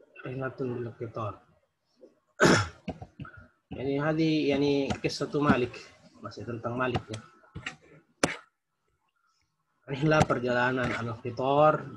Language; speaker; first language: Arabic; non-native, fluent; Indonesian